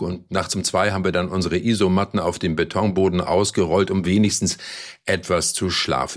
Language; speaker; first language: German; native; German